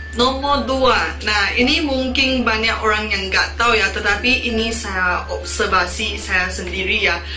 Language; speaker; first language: Indonesian; non-native, fluent; Min Nan Chinese